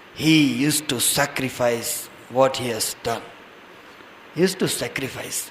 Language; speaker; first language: English; non-native, local second language; Gujarati